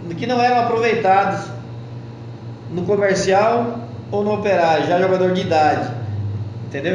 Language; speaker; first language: Portuguese; native; Portuguese